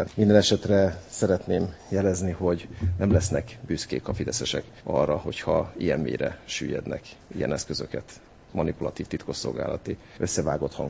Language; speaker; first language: Hungarian; native; Hungarian